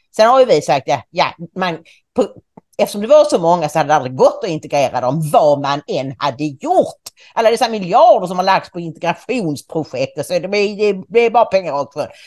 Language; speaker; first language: Swedish; native; Swedish